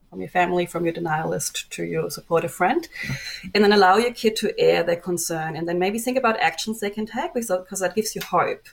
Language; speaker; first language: English; non-native, fluent; German